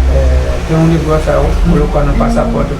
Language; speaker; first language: Portuguese; non-native, learner; Haitian Creole